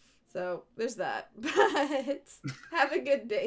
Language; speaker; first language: English; native; English